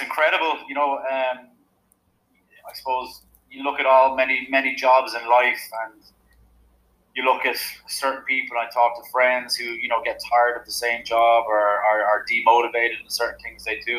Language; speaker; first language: English; native; English